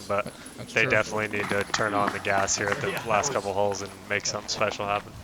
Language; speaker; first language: English; native; English